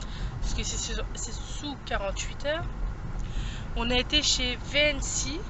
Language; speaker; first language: French; native; French